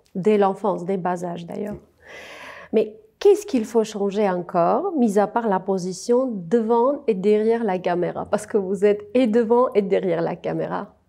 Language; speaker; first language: French; non-native, fluent; Armenian